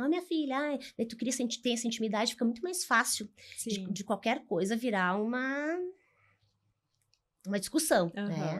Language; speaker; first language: Portuguese; native; Portuguese